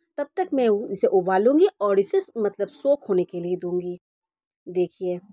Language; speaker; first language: Hindi; non-native, local second language; Bangla